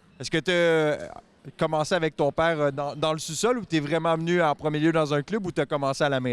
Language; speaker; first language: French; native; French